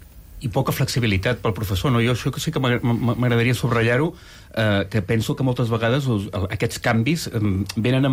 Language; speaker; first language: Catalan; native; Catalan